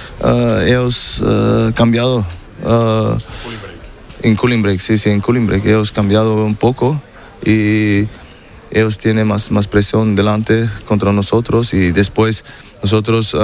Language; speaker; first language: Spanish; non-native, learner; German